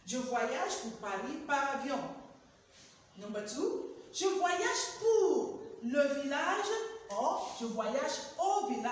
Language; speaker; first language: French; non-native, fluent; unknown